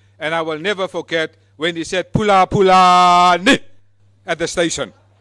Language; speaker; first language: English; non-native, local second language; Afrikaans